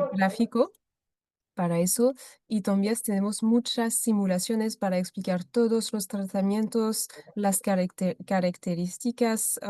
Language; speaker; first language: Spanish; non-native, fluent; French